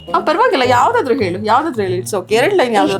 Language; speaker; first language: Kannada; native; Kannada